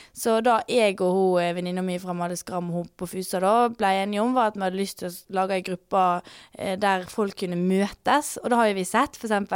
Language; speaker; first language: Norwegian; native; Norwegian